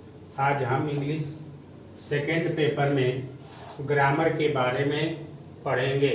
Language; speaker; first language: Hindi; native; Hindi